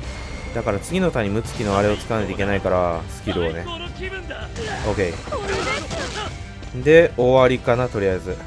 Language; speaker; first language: Japanese; native; Japanese